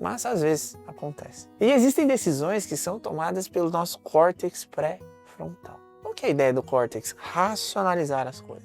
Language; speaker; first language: Portuguese; native; Portuguese